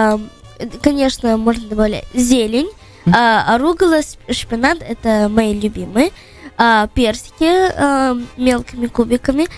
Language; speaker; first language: Russian; early bilingual, heritage; Russian